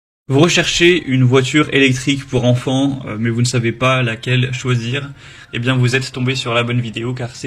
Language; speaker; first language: French; native; French